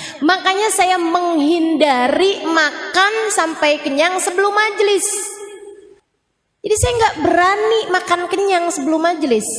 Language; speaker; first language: Indonesian; native; Indonesian